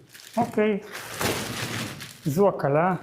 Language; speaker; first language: Hebrew; native; Hebrew